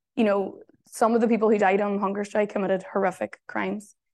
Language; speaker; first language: English; native; English